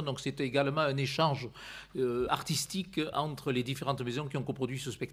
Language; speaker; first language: French; native; French